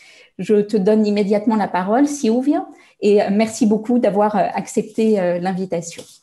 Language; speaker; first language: French; native; French